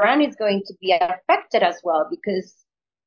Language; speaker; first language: English; non-native, fluent; Spanish